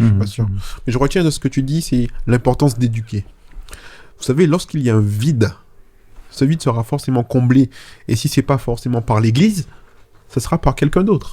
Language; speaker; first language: French; native; French